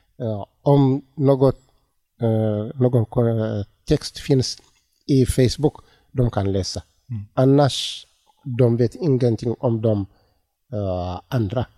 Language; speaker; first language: Swedish; non-native, learner; Tigrinya